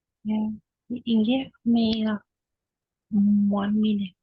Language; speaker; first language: English; non-native, learner; Vietnamese